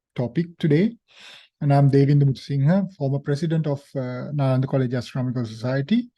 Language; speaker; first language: English; non-native, local second language; Sinhala